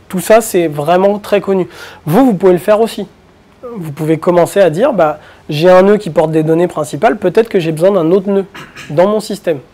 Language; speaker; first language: French; native; French